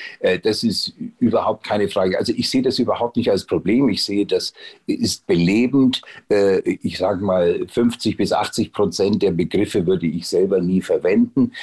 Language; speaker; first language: German; native; German